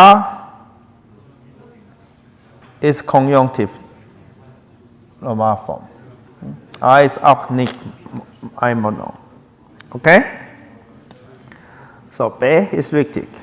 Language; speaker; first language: German; non-native, learner; Chinese